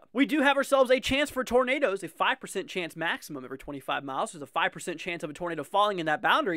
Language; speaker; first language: English; native; English